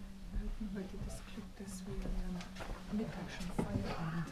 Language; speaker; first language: German; native; German